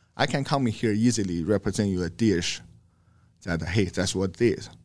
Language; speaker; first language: English; non-native, learner; Chinese